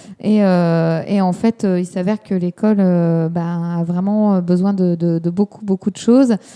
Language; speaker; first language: French; native; French